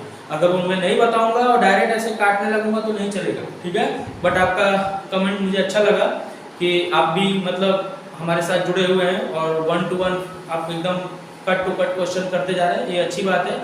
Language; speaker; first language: Hindi; native; Hindi